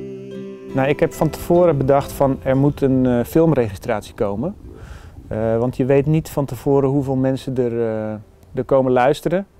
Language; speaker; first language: Dutch; native; Dutch